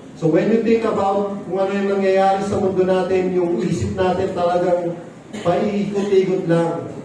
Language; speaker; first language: Filipino; non-native, local second language; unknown